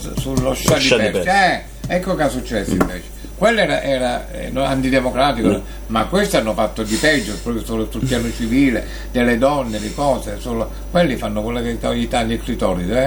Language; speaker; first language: Italian; native; Italian